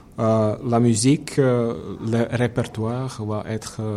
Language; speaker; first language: French; non-native, fluent; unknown